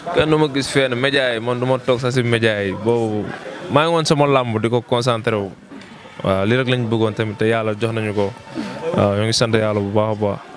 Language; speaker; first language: Wolof; native; Wolof